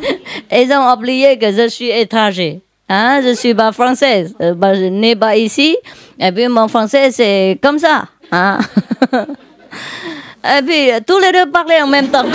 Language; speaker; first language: French; non-native, learner; Vietnamese